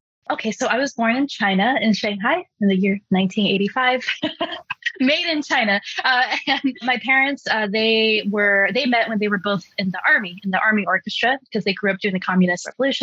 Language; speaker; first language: English; early bilingual, other home language; Chinese